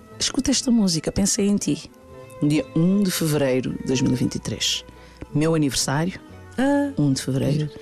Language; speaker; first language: Portuguese; non-native, local second language; Kabuverdianu